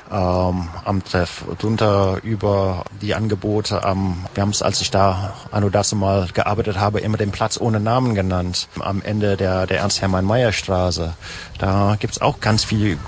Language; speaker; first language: German; native; German